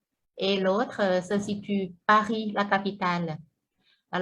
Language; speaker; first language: French; non-native, fluent; Thai